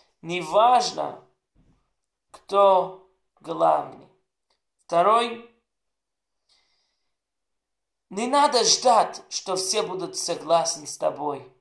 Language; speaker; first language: Russian; non-native, learner; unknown